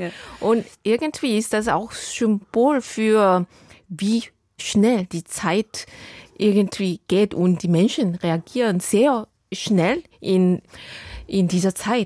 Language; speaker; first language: German; non-native, fluent; Korean